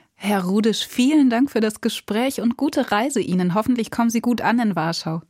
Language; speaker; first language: German; native; German